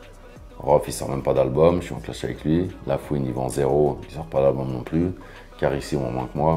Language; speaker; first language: French; native; French